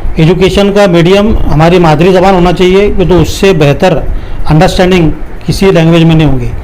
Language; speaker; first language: Hindi; non-native, local second language; Urdu